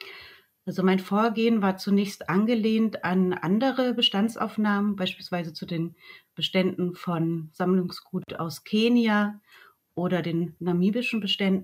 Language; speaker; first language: German; native; German